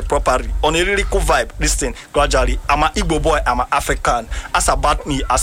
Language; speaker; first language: English; non-native, local second language; Igbo